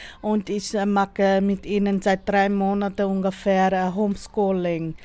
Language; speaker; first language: German; non-native, learner; Spanish